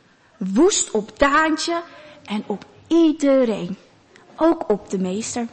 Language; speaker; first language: Dutch; native; Dutch